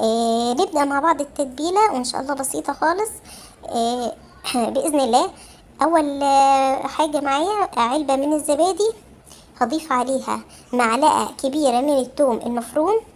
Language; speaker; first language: Arabic; native; Arabic